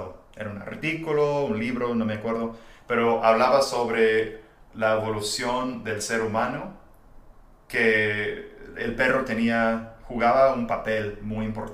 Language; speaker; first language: Spanish; non-native, fluent; English